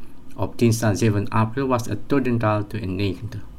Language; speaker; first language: Dutch; non-native, learner; Indonesian